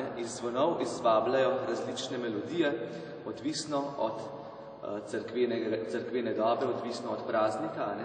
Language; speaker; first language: Slovenian; native; Slovenian